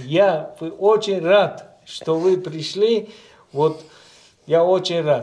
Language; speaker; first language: Russian; non-native, local second language; Uzbek